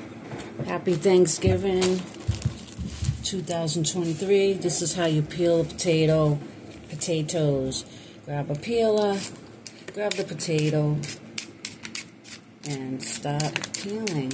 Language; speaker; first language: English; native; English